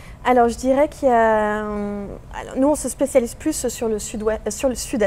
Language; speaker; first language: French; native; French